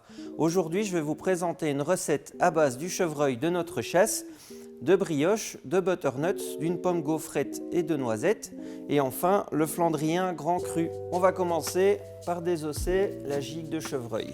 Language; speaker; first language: French; native; French